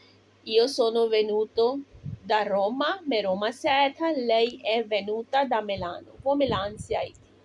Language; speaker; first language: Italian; non-native, learner; Urdu